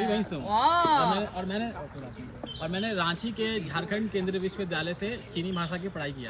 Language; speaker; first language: Hindi; native; Hindi